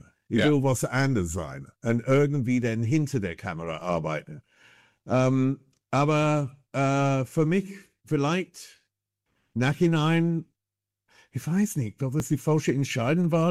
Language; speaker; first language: German; non-native, fluent; English